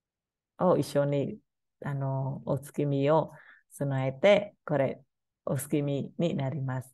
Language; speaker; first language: Japanese; non-native, learner; Khmer